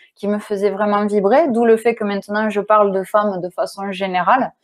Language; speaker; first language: French; native; French